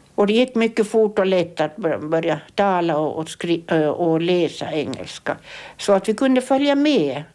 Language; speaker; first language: Swedish; native; Swedish